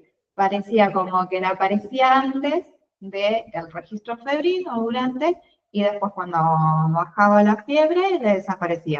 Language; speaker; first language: Spanish; native; Spanish